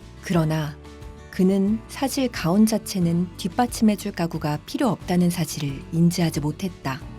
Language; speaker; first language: Korean; native; Korean